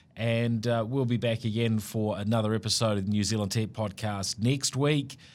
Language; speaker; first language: English; native; English